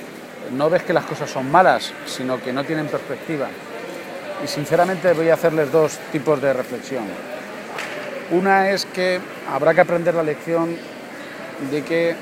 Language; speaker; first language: Spanish; native; Spanish